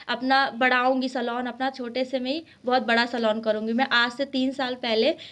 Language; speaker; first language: Hindi; native; Hindi